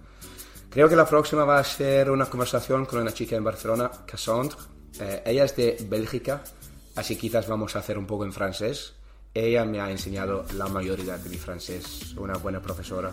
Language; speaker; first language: Spanish; non-native, learner; English